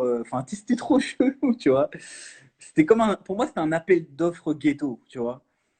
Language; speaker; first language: French; native; French